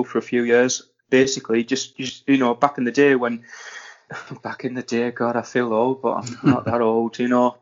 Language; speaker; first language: English; native; English